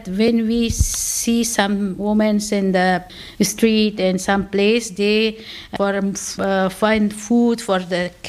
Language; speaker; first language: English; non-native, learner; Persian